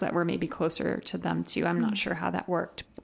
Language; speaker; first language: English; native; English